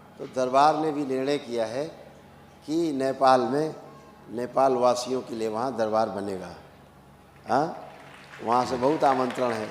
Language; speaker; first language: Hindi; native; Hindi